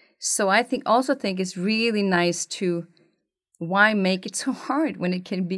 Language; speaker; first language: English; non-native, fluent; Swedish